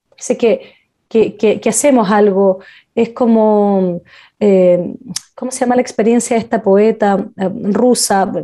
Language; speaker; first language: Spanish; native; Spanish